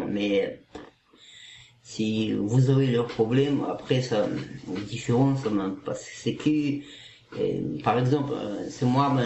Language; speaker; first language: French; non-native, learner; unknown